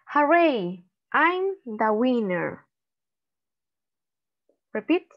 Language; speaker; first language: English; non-native, learner; Spanish